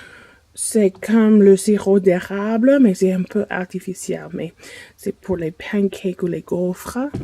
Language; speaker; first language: French; non-native, fluent; English